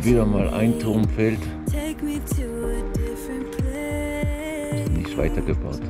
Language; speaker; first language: German; non-native, fluent; French